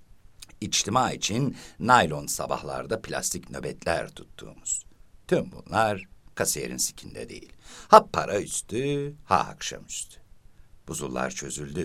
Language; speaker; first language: Turkish; native; Turkish